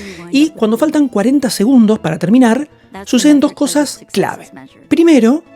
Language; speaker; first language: Spanish; native; Spanish